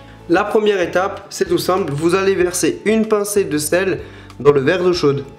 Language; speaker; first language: French; native; French